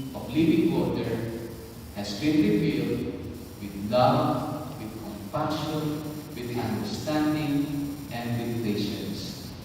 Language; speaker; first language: English; non-native, local second language; Filipino